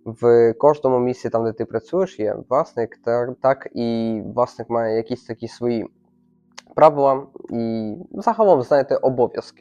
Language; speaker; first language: Ukrainian; native; Ukrainian